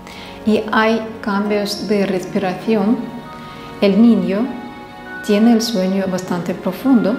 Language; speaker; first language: Spanish; non-native, fluent; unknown